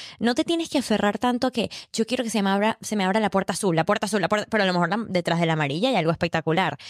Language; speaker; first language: Spanish; native; Spanish